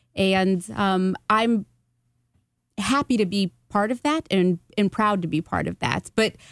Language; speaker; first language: English; native; English